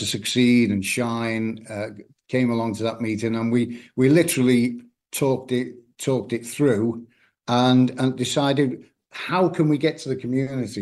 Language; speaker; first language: English; native; English